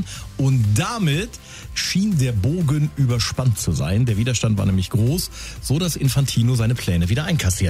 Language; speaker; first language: German; native; German